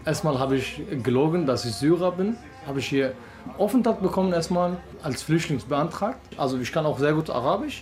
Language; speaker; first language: German; non-native, learner; Turkish